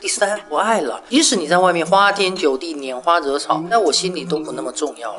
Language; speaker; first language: Chinese; native; Chinese